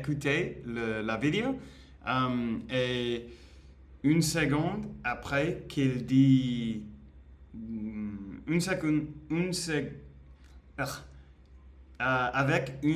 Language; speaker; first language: French; non-native, learner; Spanish